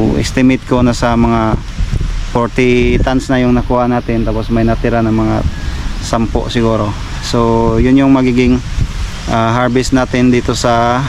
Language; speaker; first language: Filipino; non-native, local second language; Cebuano